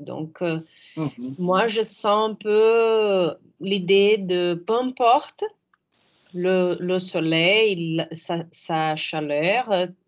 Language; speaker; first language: French; non-native, fluent; Portuguese